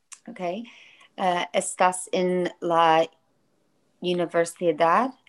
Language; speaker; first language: Spanish; non-native, learner; English